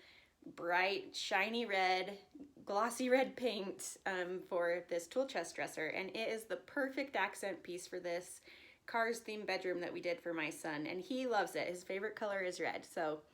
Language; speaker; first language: English; native; English